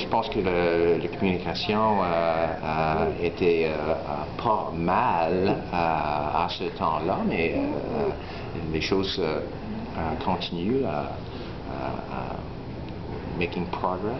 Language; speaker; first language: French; non-native, learner; English